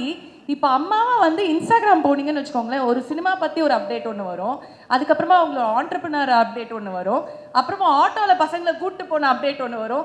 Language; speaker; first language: Tamil; native; Tamil